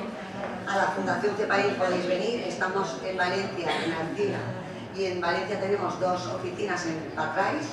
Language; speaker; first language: Spanish; native; Spanish